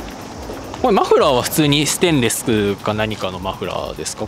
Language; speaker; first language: Japanese; native; Japanese